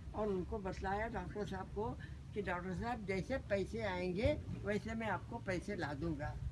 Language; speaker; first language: Hindi; non-native, local second language; Marathi